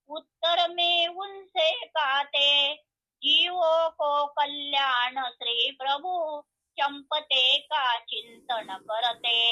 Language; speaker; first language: Hindi; non-native, local second language; Marathi